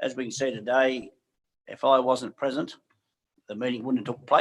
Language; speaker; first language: English; native; English